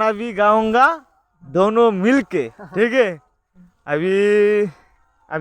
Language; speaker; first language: Hindi; non-native, local second language; Bangla